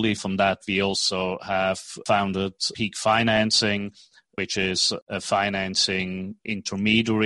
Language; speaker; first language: English; non-native, fluent; Swiss German